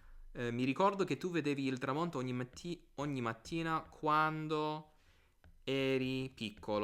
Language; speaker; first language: Italian; non-native, fluent; English